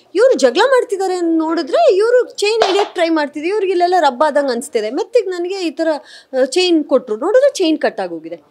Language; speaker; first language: Kannada; native; Kannada